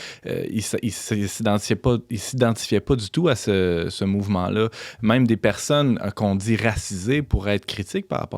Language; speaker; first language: French; native; French